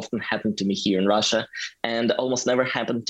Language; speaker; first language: English; non-native, fluent; Russian